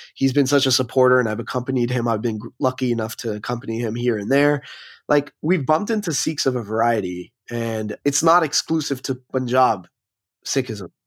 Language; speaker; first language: English; native; English